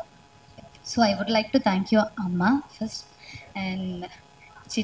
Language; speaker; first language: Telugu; non-native, learner; Malayalam